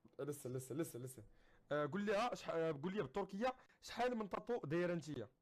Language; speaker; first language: Arabic; native; Arabic